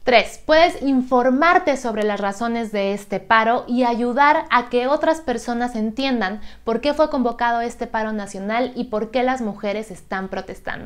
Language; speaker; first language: Spanish; native; Spanish